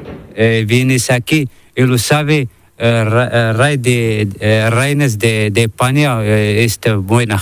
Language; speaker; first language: Spanish; non-native, learner; Arabic